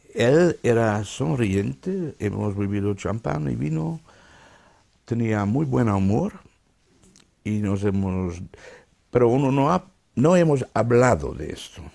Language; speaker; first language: Spanish; non-native, fluent; Dutch